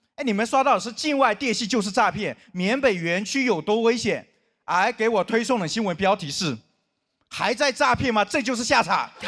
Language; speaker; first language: Chinese; non-native, local second language; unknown